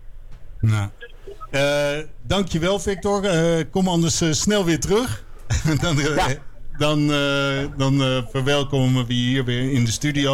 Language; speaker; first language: Dutch; native; Dutch